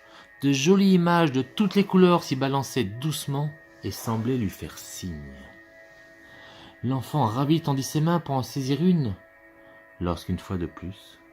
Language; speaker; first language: French; native; French